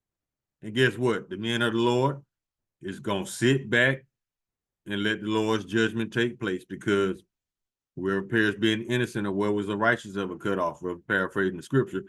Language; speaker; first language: English; native; English